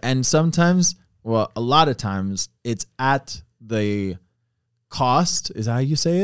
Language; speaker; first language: English; early bilingual, other home language; Spanish